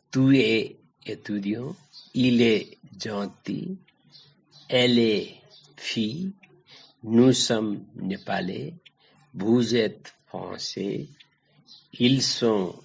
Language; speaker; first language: French; non-native, learner; Nepali